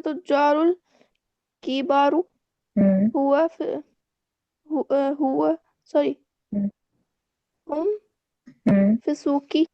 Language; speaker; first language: Arabic; non-native, learner; Urdu